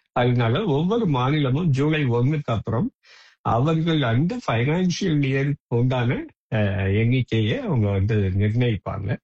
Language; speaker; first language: Tamil; native; Tamil